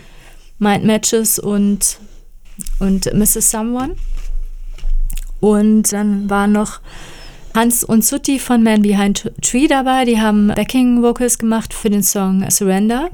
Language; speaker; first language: German; native; German